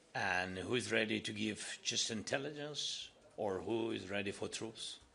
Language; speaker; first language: English; non-native, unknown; Ukrainian